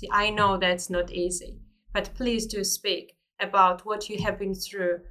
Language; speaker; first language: English; non-native, fluent; Georgian